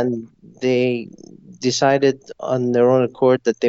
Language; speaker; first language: English; non-native, local second language; Persian